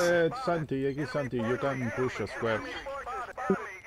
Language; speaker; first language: English; non-native, learner; Spanish